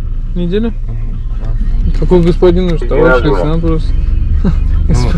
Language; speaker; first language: Russian; native; Russian